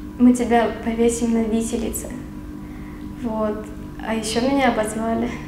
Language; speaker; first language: Russian; non-native, local second language; Tajik